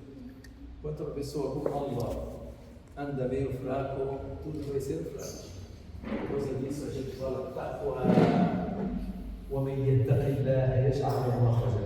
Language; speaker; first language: Portuguese; non-native, fluent; Arabic